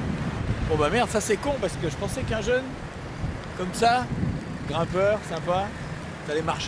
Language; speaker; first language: French; native; French